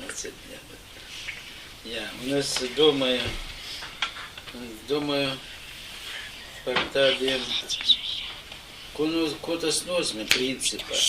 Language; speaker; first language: Latvian; non-native, local second language; Russian